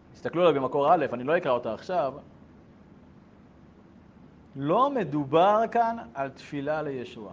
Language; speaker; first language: Hebrew; native; Hebrew